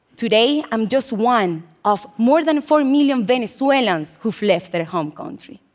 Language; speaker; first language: English; non-native, fluent; Spanish